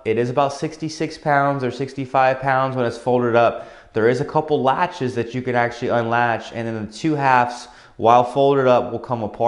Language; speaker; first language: English; native; English